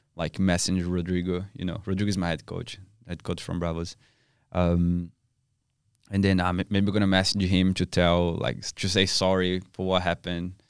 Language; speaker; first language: English; non-native, learner; Portuguese